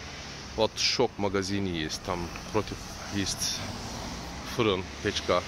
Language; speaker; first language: Russian; non-native, learner; Turkish